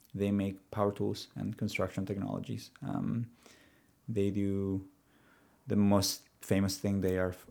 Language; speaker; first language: English; early bilingual, other home language; Spanish